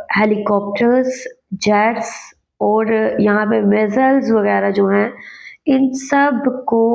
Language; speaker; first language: Urdu; native; Urdu